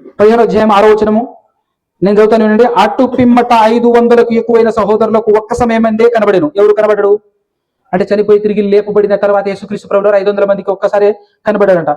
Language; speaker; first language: Telugu; non-native, local second language; Lambadi